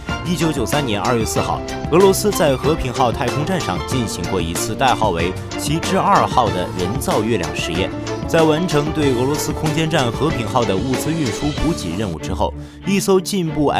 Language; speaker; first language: Chinese; native; Chinese